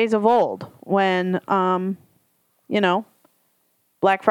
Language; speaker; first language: English; native; English